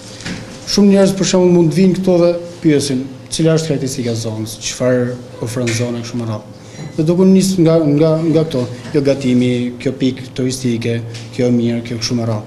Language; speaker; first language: Albanian; native; Albanian